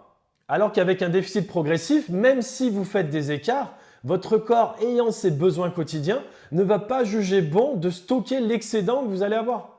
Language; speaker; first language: French; native; French